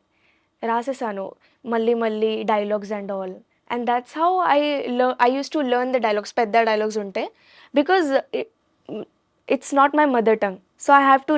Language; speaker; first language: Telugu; non-native, learner; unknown